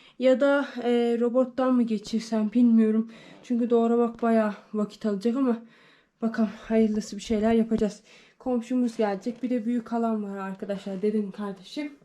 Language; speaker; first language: Turkish; native; Turkish